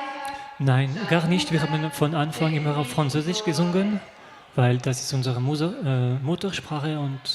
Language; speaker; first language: German; non-native, local second language; French